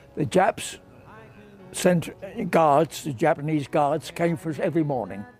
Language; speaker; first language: English; native; English